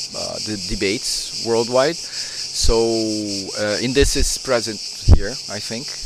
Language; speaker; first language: English; non-native, fluent; Portuguese